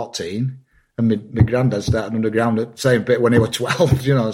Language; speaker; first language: English; native; English